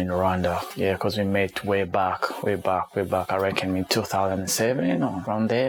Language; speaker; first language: English; non-native, local second language; Kinyarwanda